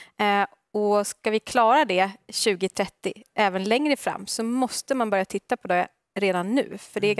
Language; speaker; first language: Swedish; native; Swedish